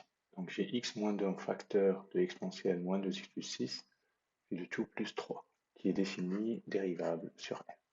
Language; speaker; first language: French; native; French